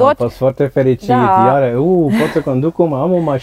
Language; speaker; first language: Romanian; non-native, learner; Dutch